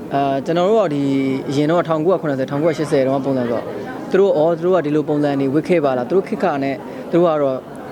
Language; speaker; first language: Burmese; native; Burmese